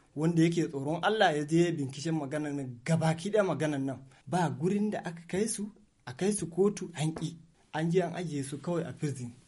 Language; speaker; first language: Hausa; non-native, local second language; Fula